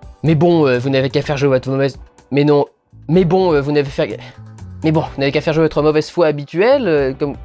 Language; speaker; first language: French; native; French